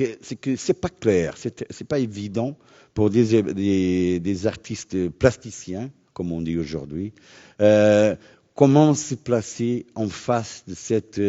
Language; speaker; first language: French; non-native, fluent; Portuguese